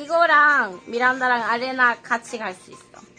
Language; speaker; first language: Korean; non-native, learner; Swedish